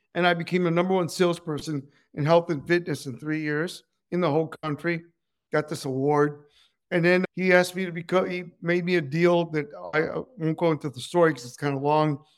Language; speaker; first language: English; non-native, fluent; Spanish